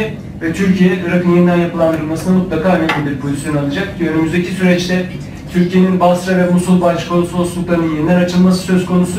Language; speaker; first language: Turkish; native; Turkish